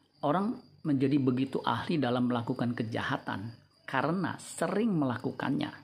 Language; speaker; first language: Indonesian; native; Indonesian